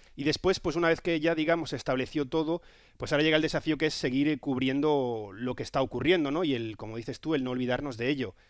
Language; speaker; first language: Spanish; native; Spanish